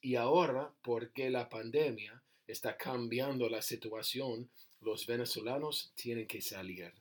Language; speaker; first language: Spanish; non-native, learner; English